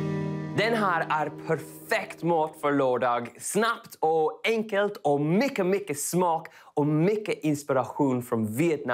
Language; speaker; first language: Swedish; non-native, learner; English